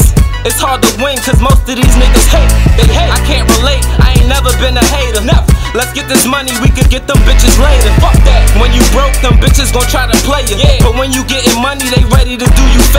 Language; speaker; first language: English; native; English